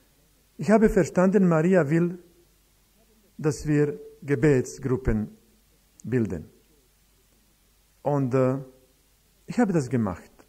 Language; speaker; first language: German; non-native, fluent; Croatian